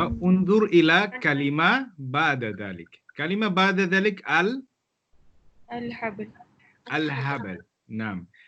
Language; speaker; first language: Arabic; non-native, fluent; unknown